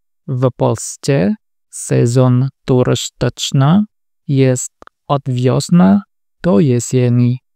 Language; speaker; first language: Polish; non-native, learner; Indonesian